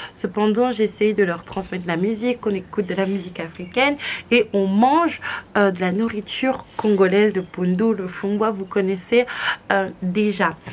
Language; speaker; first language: French; native; French